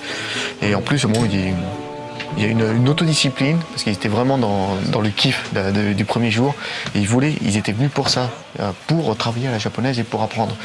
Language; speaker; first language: French; native; French